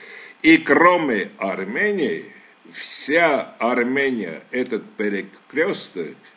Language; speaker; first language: Russian; non-native, fluent; Armenian